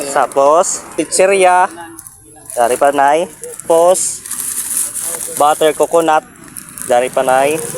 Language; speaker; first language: Cebuano; non-native, local second language; Surigaonon